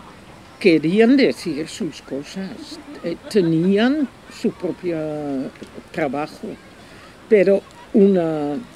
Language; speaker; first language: Spanish; non-native, fluent; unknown